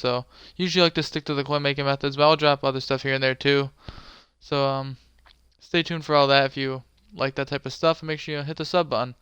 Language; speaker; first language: English; native; English